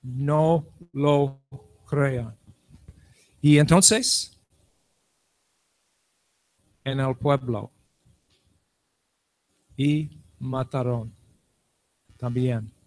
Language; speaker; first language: Spanish; non-native, learner; English